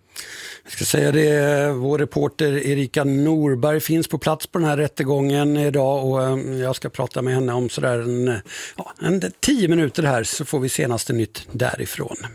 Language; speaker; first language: Swedish; native; Swedish